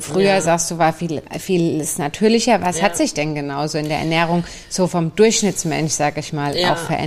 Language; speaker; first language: German; native; German